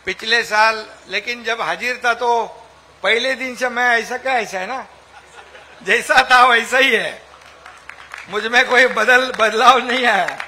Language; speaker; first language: Hindi; non-native, local second language; Marathi